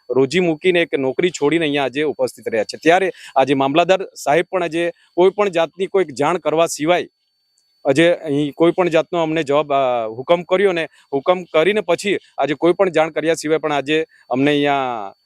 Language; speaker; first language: Gujarati; non-native, local second language; Gamit